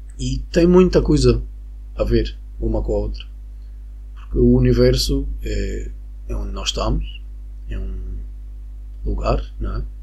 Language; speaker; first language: Portuguese; non-native, fluent; Spanish